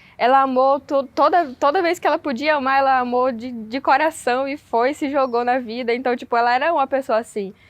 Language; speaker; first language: Portuguese; native; Portuguese